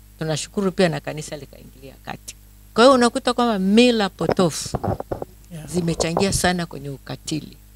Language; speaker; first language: Swahili; native; Swahili